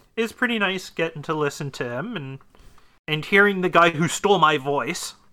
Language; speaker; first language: English; native; English